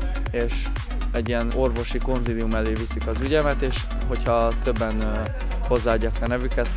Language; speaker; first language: Hungarian; native; Hungarian